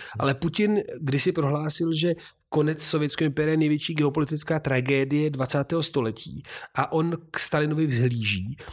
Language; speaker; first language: Czech; non-native, fluent; Italian